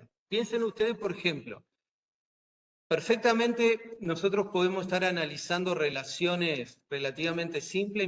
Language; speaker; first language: Spanish; native; Spanish